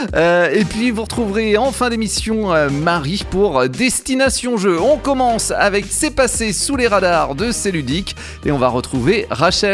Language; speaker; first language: French; native; French